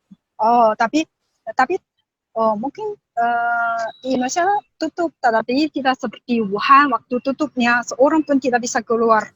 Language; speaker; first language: Indonesian; non-native, learner; Chinese